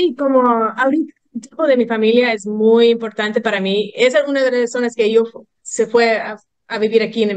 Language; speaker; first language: Spanish; early bilingual, heritage; English